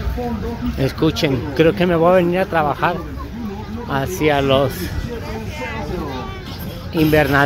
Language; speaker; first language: Spanish; native; Spanish